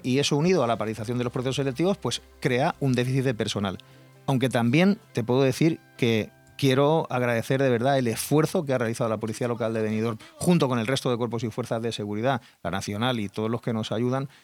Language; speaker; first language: Spanish; native; Spanish